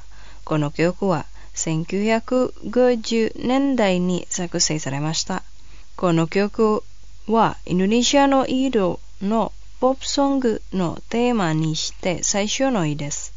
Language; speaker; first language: Japanese; non-native, fluent; Indonesian